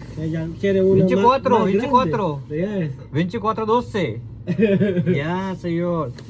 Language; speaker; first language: Spanish; non-native, learner; Gujarati